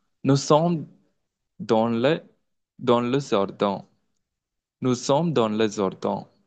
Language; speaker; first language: French; non-native, learner; Telugu